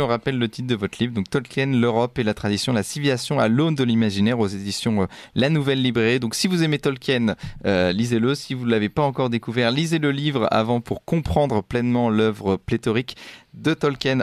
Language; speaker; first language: French; native; French